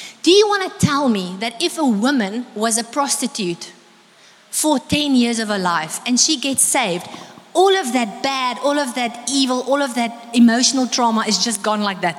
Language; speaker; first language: English; non-native, local second language; Afrikaans